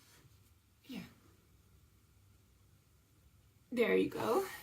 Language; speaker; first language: English; non-native, fluent; Dutch